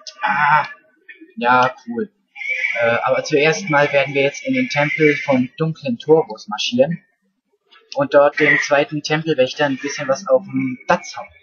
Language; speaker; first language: German; native; German